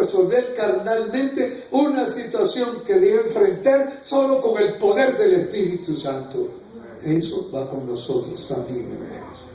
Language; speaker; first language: Spanish; native; Spanish